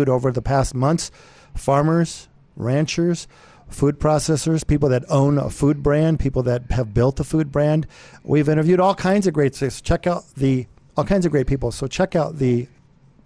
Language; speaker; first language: English; native; English